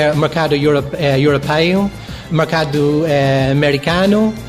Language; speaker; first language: Portuguese; non-native, fluent; English